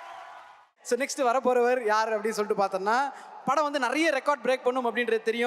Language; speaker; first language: Tamil; native; Tamil